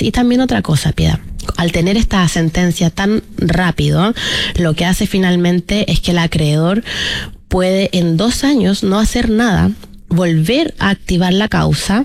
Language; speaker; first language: Spanish; native; Spanish